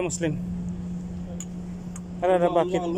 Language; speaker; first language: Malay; non-native, learner; Cebuano